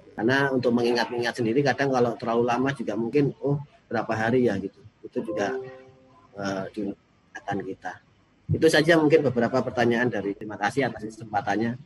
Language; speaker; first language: Indonesian; native; Indonesian